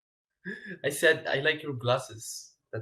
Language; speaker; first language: English; non-native, fluent; Arabic